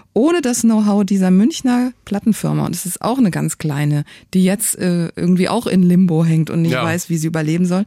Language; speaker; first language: German; native; German